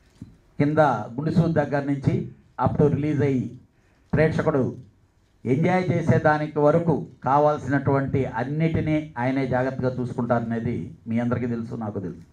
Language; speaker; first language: Telugu; native; Telugu